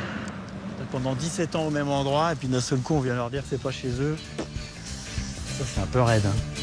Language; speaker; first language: French; native; French